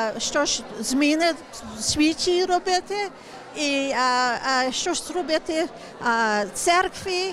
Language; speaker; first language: Ukrainian; early bilingual, heritage; English